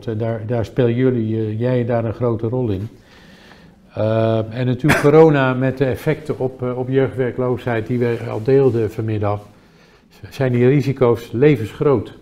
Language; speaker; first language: Dutch; native; Dutch